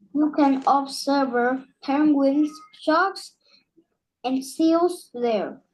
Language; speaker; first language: English; non-native, learner; Vietnamese